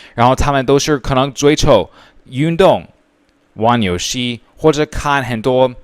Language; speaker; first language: Chinese; non-native, fluent; English